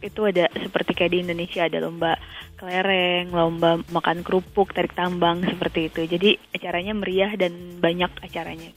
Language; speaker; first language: Indonesian; native; Indonesian